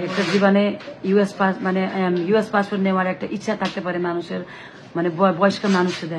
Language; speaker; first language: Bangla; non-native, fluent; Nepali